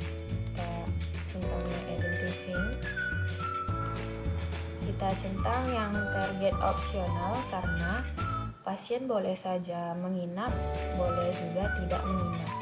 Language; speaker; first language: Indonesian; native; Indonesian